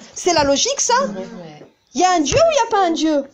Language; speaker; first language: French; early bilingual, heritage; Hebrew